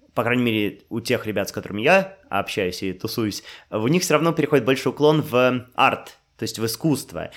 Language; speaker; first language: Russian; native; Russian